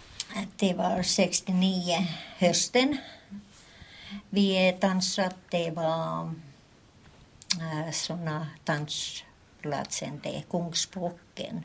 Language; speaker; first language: Swedish; non-native, learner; Finnish